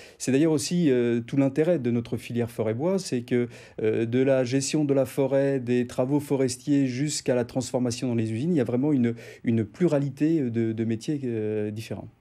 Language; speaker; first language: French; native; French